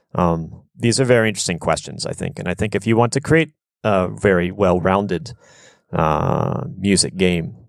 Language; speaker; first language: English; native; English